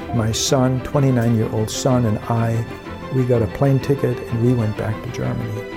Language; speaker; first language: English; early bilingual, other home language; German